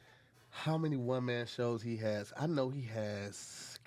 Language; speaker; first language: English; native; English